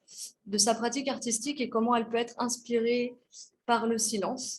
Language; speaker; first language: French; native; French